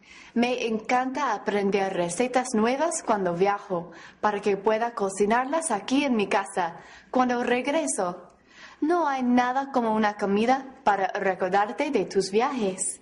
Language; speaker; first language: Spanish; non-native, fluent; English